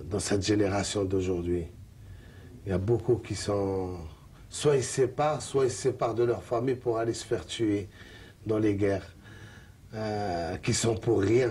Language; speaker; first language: French; non-native, local second language; Arabic